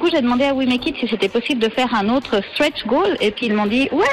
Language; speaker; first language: French; early bilingual, other home language; Spanish